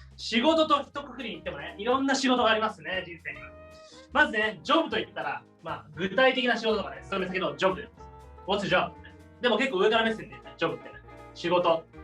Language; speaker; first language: Japanese; native; Japanese